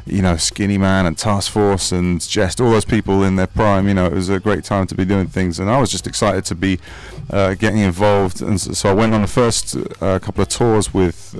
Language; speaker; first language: English; native; English